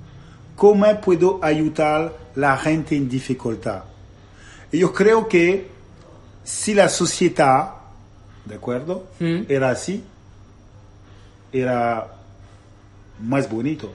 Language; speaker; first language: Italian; non-native, fluent; French